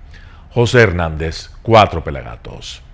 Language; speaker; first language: Spanish; native; Spanish